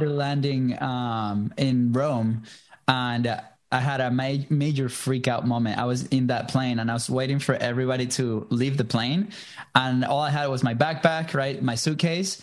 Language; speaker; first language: English; non-native, fluent; Spanish